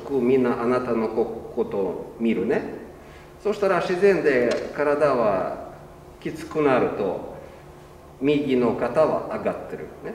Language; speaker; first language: Japanese; non-native, learner; Russian